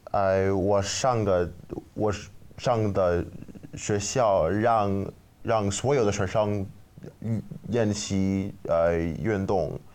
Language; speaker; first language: Chinese; non-native, learner; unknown